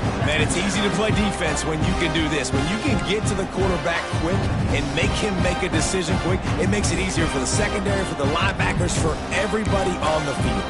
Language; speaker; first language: English; native; English